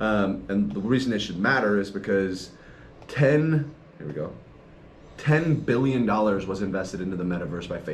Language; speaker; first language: English; native; English